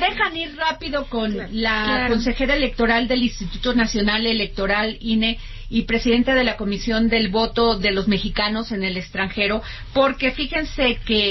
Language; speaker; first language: Spanish; native; Spanish